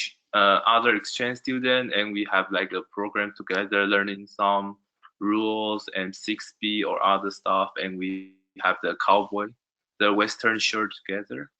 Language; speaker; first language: English; non-native, learner; Chinese